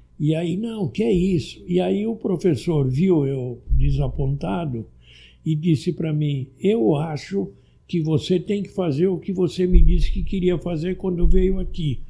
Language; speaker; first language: Portuguese; early bilingual, other home language; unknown